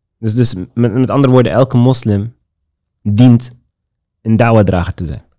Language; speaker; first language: Dutch; early bilingual, other home language; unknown